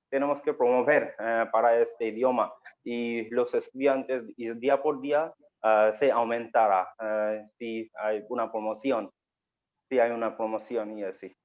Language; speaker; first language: Spanish; non-native, learner; Bangla